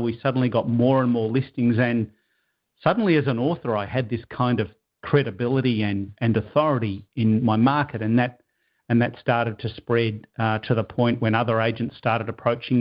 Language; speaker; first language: English; native; English